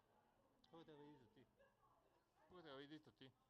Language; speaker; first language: Italian; native; Italian